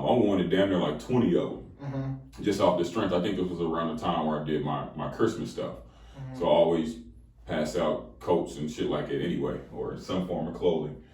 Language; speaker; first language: English; native; English